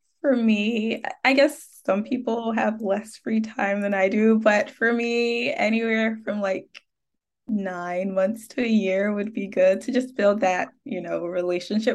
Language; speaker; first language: English; non-native, local second language; Akan